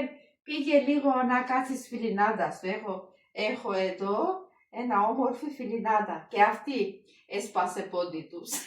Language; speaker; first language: Greek; non-native, learner; Armenian